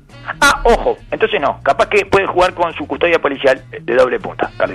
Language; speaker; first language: Spanish; native; Spanish